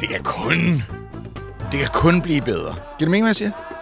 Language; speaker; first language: Danish; native; Danish